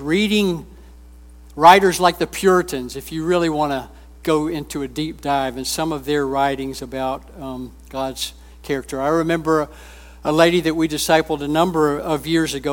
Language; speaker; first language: English; native; English